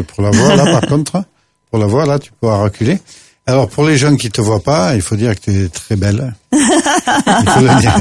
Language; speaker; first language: French; native; French